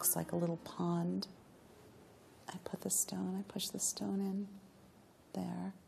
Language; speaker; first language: English; native; English